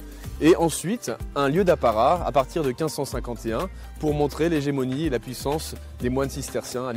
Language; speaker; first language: French; native; French